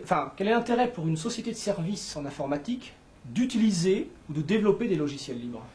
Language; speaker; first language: French; native; French